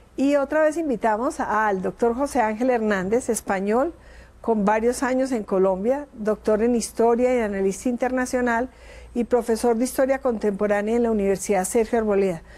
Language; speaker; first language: Spanish; native; Spanish